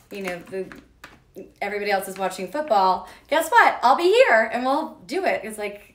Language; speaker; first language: English; native; English